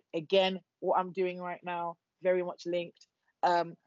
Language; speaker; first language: English; non-native, local second language; Yoruba